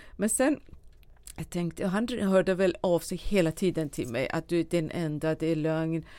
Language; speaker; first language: Swedish; non-native, fluent; Persian